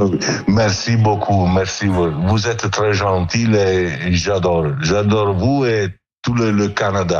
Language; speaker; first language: French; non-native, learner; Italian